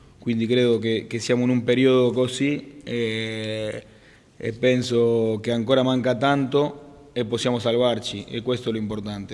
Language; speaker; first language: Italian; non-native, fluent; Spanish